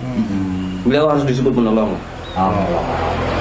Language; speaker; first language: Malay; native; Malay